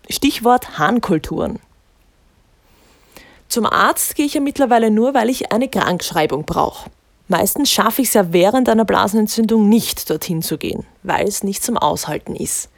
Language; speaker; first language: German; native; German